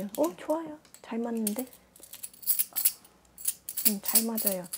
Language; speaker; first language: Korean; native; Korean